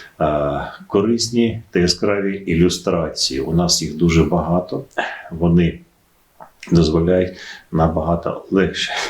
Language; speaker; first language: Ukrainian; native; Ukrainian